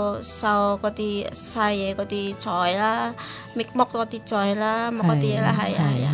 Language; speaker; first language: Chinese; non-native, learner; Indonesian